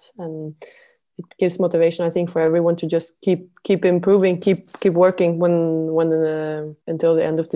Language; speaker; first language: English; non-native, fluent; Norwegian